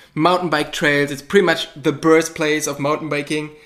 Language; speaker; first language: English; non-native, fluent; German